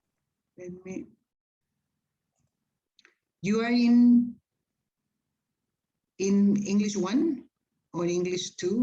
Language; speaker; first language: English; non-native, fluent; Spanish